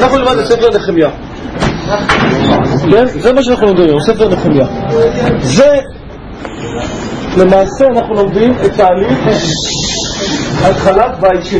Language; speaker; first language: Hebrew; native; Hebrew